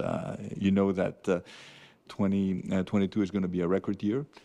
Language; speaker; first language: English; non-native, fluent; Greek